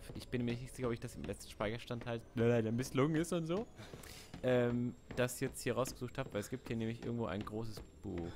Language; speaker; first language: German; native; German